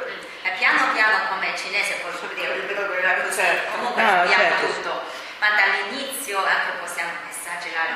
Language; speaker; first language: Italian; non-native, learner; Chinese